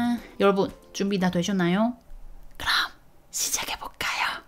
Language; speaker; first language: Korean; non-native, fluent; Chinese